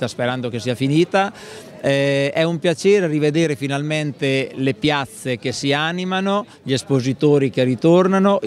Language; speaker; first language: Italian; native; Italian